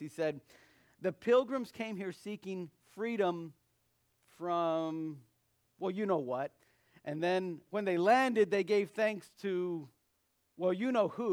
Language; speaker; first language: English; native; English